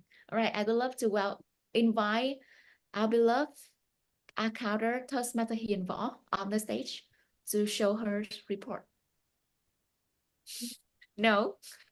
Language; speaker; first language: English; non-native, fluent; Vietnamese